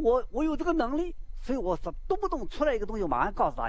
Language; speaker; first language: Chinese; native; Chinese